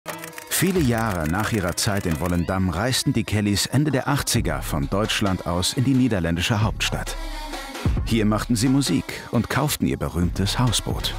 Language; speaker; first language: German; native; German